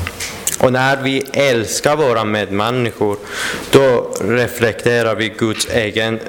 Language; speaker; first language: Swedish; non-native, fluent; Persian